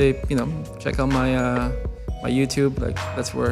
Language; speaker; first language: English; non-native, local second language; Filipino